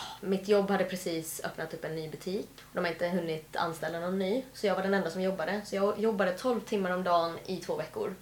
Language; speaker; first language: Swedish; native; Swedish